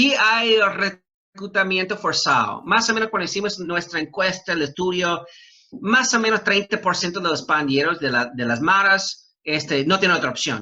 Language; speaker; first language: Spanish; non-native, fluent; English